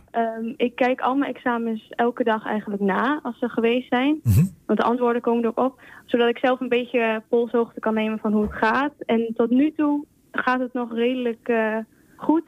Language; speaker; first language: Dutch; early bilingual, other home language; Spanish